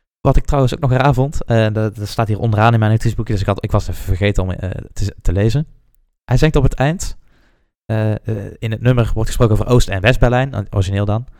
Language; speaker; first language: Dutch; native; Dutch